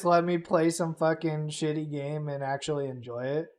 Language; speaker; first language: English; native; English